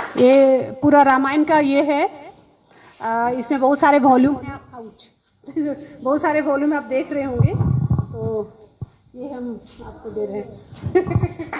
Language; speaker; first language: Hindi; native; Hindi